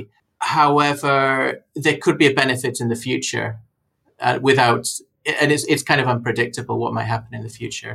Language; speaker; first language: English; native; English